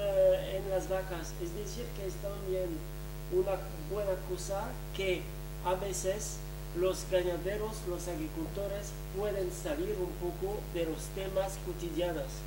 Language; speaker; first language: Spanish; non-native, fluent; French